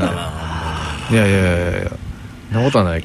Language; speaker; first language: Japanese; native; Japanese